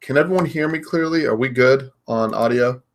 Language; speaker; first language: English; native; English